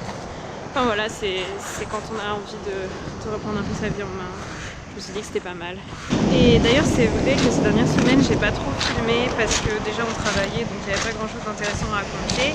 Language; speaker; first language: French; native; French